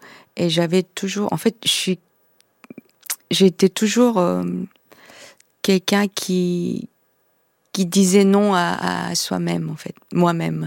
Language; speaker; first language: French; non-native, fluent; Korean